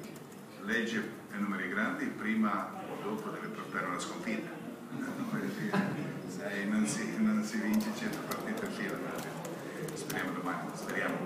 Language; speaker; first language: Italian; non-native, fluent; Croatian